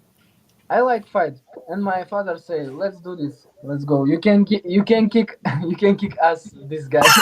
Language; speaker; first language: English; non-native, learner; Uzbek